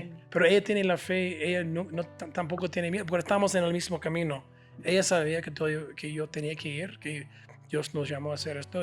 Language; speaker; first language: Spanish; non-native, fluent; English